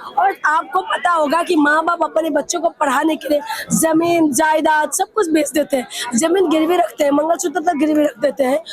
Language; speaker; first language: Hindi; non-native, local second language; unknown